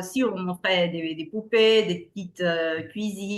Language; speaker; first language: French; non-native, fluent; Spanish